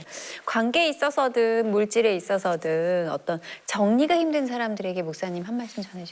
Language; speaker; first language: Korean; native; Korean